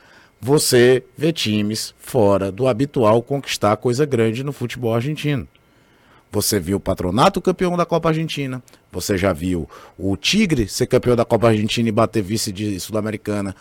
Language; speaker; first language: Portuguese; native; Portuguese